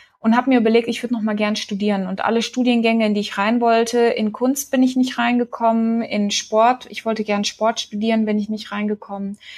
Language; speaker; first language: German; early bilingual, heritage; German